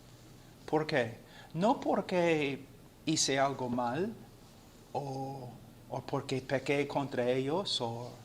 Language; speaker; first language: Spanish; non-native, fluent; English